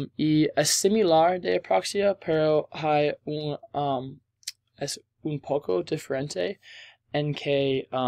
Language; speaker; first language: Spanish; non-native, learner; English